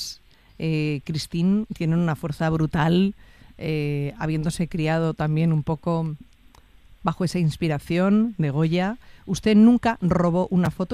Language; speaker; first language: Spanish; native; Spanish